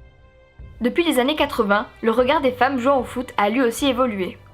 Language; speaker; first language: French; native; French